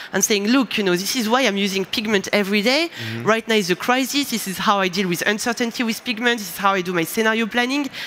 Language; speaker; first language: English; non-native, fluent; French